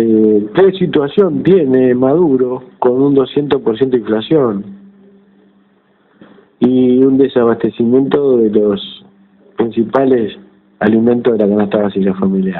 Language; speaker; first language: Spanish; native; Spanish